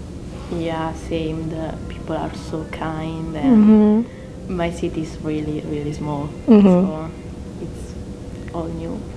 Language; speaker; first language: English; non-native, fluent; Italian